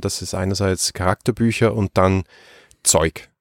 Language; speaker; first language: German; native; German